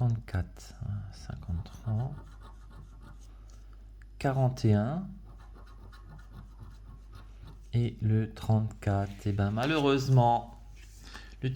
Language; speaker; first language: French; native; French